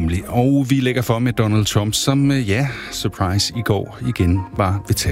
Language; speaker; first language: Danish; native; Danish